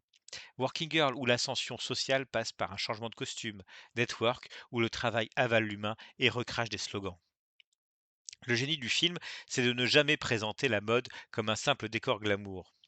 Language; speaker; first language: French; native; French